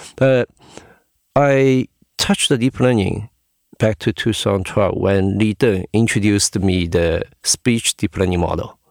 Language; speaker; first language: English; non-native, fluent; Chinese